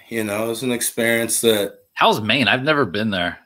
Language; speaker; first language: English; native; English